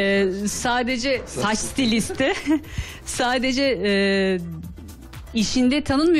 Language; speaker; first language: Turkish; native; Turkish